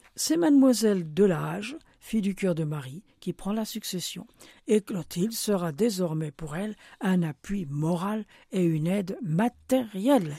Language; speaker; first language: French; native; French